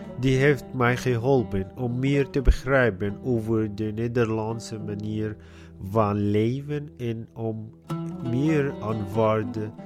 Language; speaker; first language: Dutch; non-native, learner; Arabic